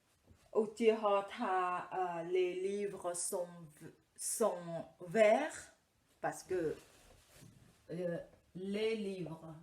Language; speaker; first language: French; non-native, fluent; Khmer